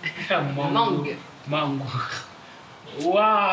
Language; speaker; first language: French; non-native, learner; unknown